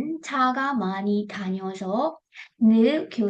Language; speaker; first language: Korean; non-native, fluent; Burmese